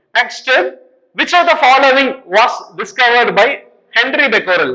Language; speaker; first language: English; non-native, local second language; Tamil